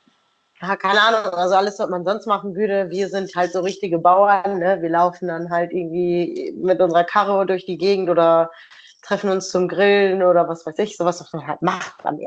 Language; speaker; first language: German; native; German